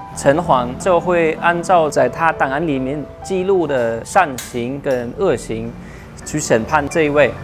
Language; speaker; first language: Chinese; non-native, fluent; German